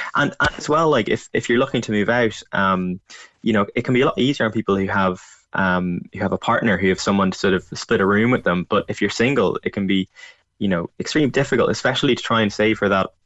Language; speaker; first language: English; native; English